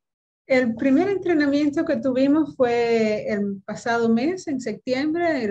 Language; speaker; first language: Spanish; native; Spanish